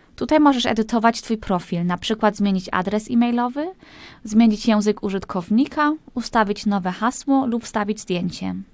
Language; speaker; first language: Polish; early bilingual, heritage; Polish